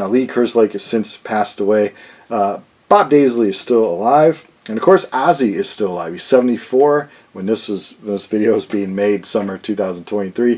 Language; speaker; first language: English; native; English